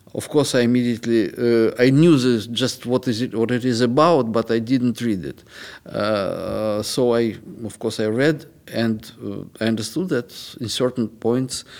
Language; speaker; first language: English; non-native, fluent; Russian